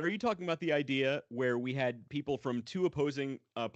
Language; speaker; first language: English; native; English